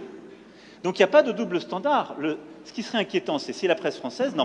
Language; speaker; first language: French; native; French